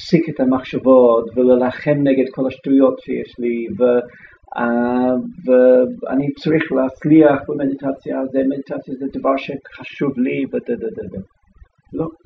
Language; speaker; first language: Hebrew; non-native, fluent; English